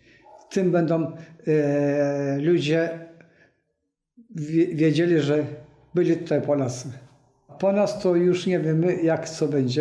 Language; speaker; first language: Polish; early bilingual, heritage; Polish